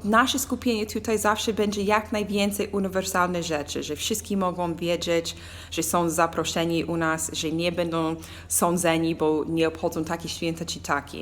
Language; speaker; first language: Polish; non-native, learner; English